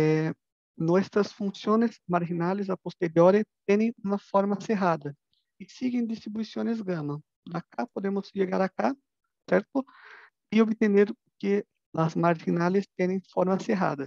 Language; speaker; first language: Spanish; non-native, fluent; Portuguese